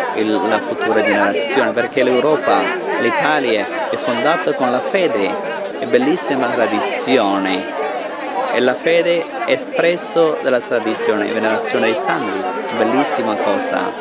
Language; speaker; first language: Italian; non-native, fluent; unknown